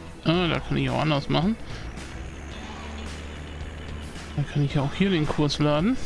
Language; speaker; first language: German; native; German